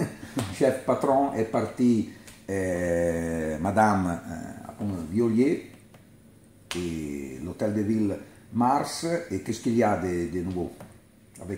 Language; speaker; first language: French; non-native, learner; Italian